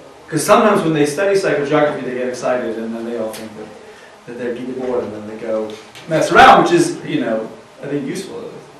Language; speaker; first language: English; native; English